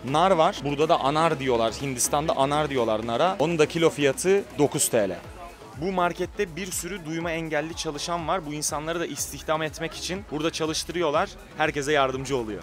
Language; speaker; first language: Turkish; native; Turkish